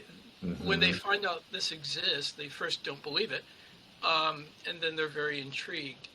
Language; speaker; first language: English; native; English